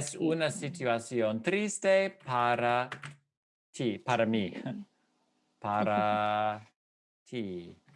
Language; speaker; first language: Spanish; non-native, fluent; English